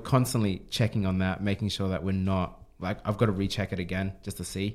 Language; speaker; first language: English; native; English